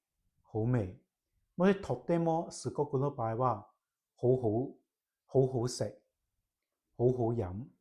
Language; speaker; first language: Japanese; non-native, fluent; Cantonese